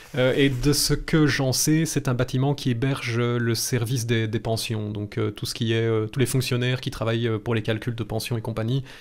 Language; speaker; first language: French; native; French